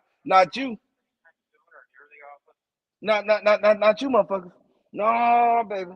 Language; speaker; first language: English; native; English